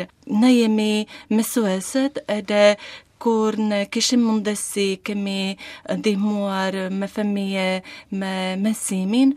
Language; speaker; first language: Albanian; non-native, learner; Slovak